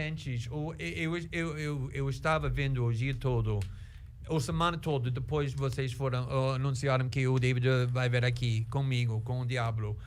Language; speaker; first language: Portuguese; non-native, fluent; English